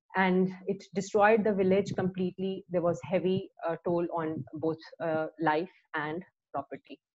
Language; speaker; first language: English; non-native, local second language; Hindi